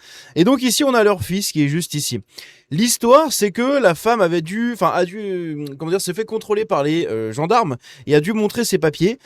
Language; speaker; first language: French; native; French